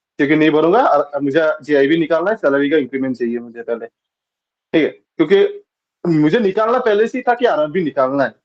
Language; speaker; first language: Hindi; non-native, local second language; Bangla